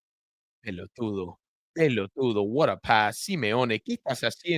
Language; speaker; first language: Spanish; early bilingual, heritage; Spanish